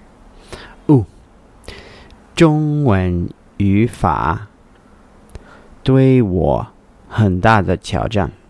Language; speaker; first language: Chinese; non-native, learner; English